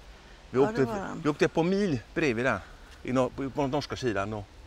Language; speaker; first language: Swedish; native; Swedish